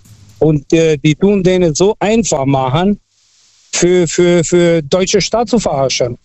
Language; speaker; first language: German; non-native, fluent; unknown